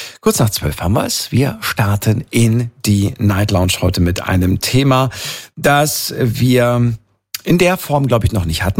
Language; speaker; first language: German; native; German